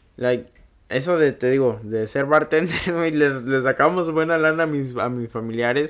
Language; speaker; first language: Spanish; native; Spanish